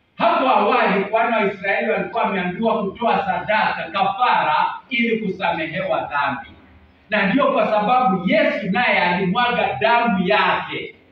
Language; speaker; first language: Swahili; native; Swahili